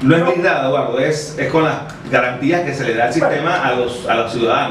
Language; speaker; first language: Spanish; native; Spanish